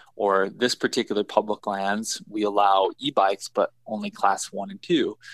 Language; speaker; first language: English; native; English